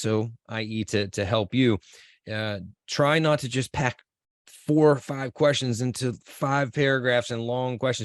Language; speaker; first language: English; native; English